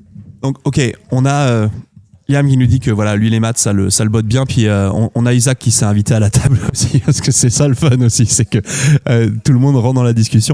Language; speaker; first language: French; native; French